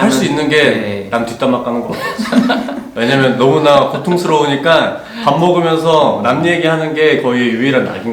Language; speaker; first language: Korean; native; Korean